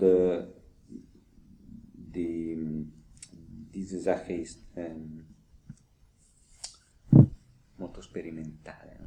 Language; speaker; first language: German; non-native, fluent; Italian